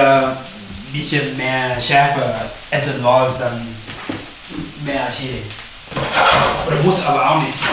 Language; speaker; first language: German; non-native, learner; Thai